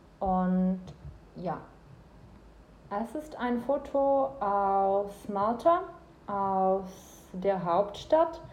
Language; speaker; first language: German; non-native, fluent; Czech